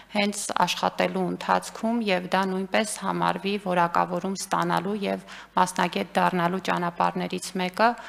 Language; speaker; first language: Armenian; native; Armenian